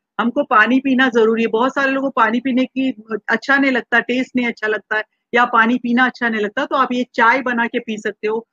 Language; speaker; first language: Hindi; non-native, local second language; Marathi